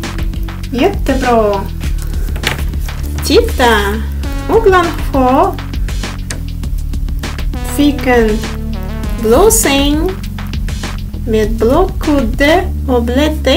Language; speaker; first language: Swedish; non-native, fluent; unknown